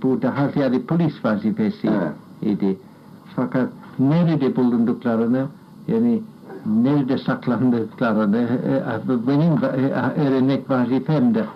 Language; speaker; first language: Turkish; non-native, fluent; English